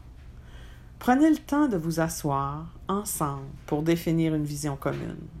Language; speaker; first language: French; native; French